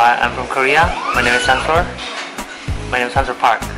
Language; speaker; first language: English; non-native, fluent; Korean